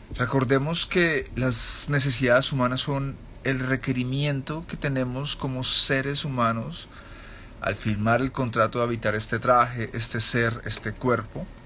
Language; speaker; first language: Spanish; native; Spanish